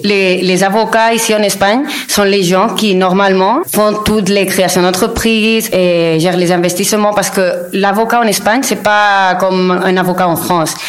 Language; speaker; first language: French; non-native, local second language; Spanish